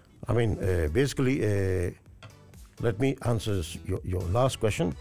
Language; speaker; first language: English; non-native, local second language; Morisyen